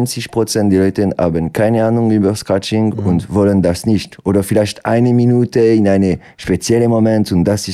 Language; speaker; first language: German; non-native, local second language; French